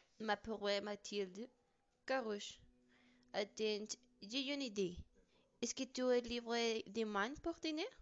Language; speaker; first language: French; non-native, learner; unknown